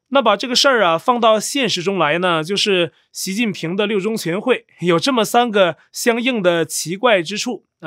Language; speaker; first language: Chinese; native; Chinese